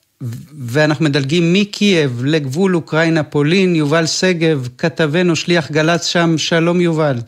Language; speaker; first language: Hebrew; native; Hebrew